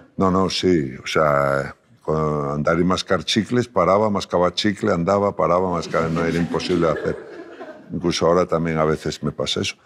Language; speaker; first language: Spanish; native; Spanish